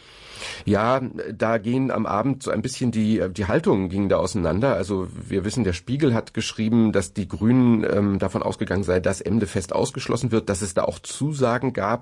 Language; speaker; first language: German; native; German